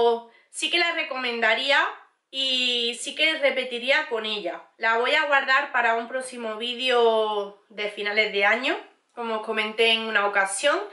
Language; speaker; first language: Spanish; native; Spanish